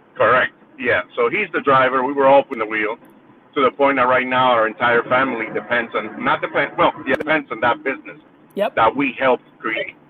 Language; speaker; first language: English; early bilingual, other home language; Spanish